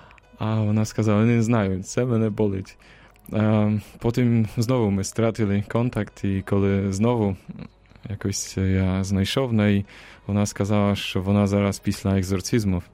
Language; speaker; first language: Ukrainian; non-native, fluent; Polish